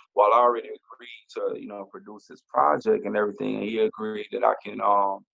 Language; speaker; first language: English; native; English